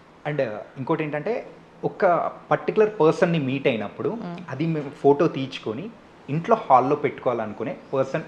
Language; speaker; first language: Telugu; native; Telugu